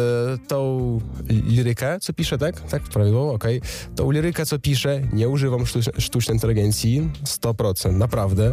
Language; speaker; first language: Polish; non-native, fluent; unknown